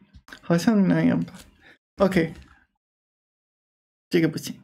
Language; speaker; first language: Chinese; non-native, learner; English